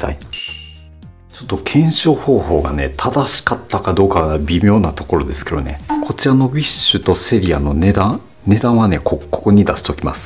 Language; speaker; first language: Japanese; native; Japanese